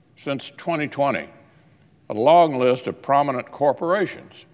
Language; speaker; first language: English; native; English